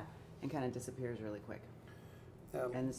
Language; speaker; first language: English; native; English